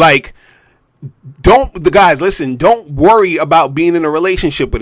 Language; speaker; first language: English; native; English